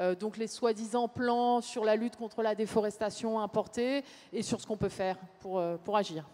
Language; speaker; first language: French; native; French